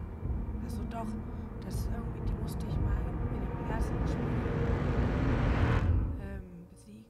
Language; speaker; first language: German; native; German